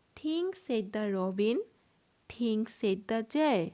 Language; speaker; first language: English; non-native, local second language; Assamese